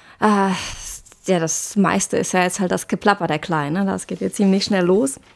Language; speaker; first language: German; non-native, fluent; Czech